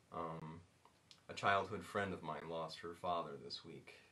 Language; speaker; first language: English; native; English